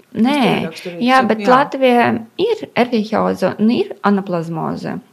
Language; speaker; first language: Latvian; non-native, local second language; Russian